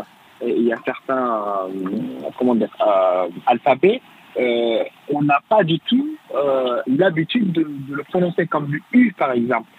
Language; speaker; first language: French; non-native, fluent; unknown